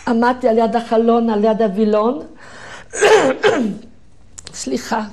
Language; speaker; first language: Hebrew; non-native, fluent; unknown